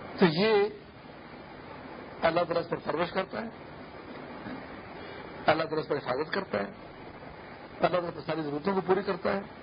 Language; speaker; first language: Urdu; non-native, local second language; Pashto